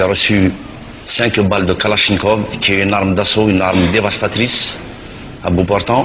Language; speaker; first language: French; non-native, local second language; Kabyle